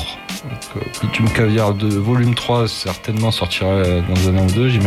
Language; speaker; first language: French; native; French